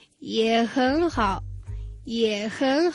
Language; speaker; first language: Chinese; non-native, fluent; Mongolian